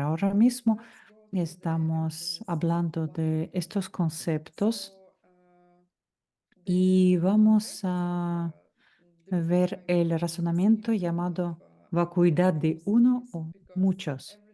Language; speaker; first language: Spanish; non-native, fluent; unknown